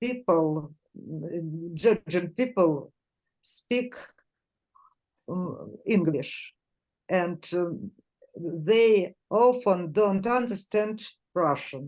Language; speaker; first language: English; non-native, learner; Russian